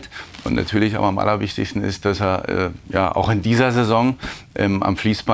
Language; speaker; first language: German; native; German